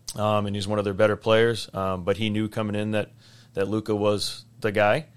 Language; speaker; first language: English; native; English